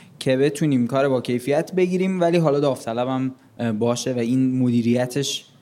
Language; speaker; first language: Persian; native; Persian